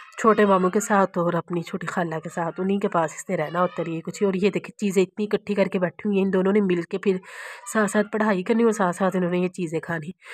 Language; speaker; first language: Urdu; non-native, local second language; Punjabi